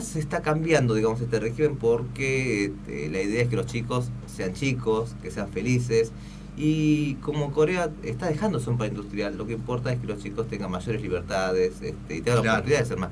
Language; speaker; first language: Spanish; early bilingual, other home language; Korean